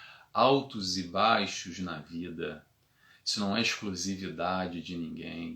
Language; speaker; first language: Portuguese; native; Portuguese